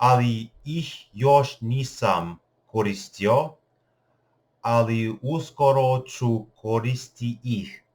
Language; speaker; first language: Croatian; non-native, learner; English